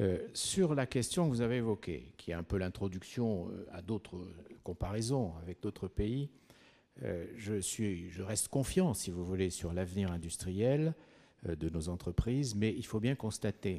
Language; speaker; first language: French; native; French